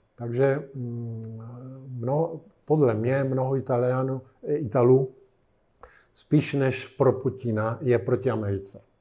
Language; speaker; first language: Czech; non-native, fluent; Italian